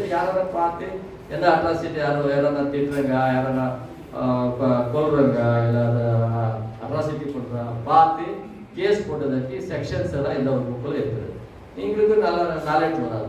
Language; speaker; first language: Tamil; non-native, learner; Kannada